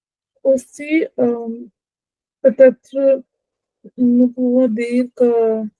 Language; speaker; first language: French; non-native, learner; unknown